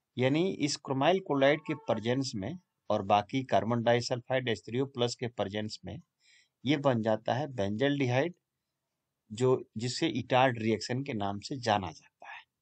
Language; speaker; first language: Hindi; native; Hindi